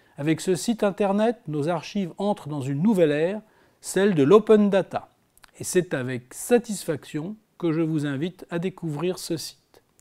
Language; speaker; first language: French; native; French